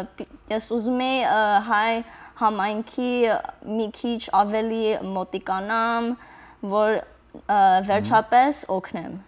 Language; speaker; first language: Armenian; early bilingual, heritage; Armenian